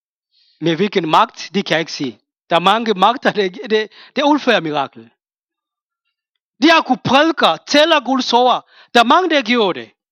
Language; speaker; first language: Danish; non-native, fluent; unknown